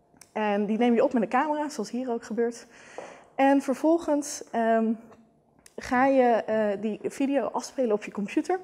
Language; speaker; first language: Dutch; native; Dutch